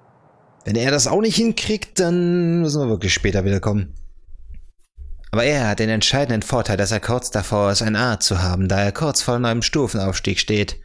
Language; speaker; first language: German; native; German